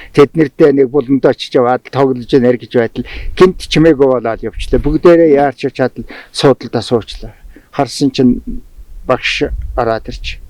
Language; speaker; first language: Mongolian; non-native, local second language; Tuvinian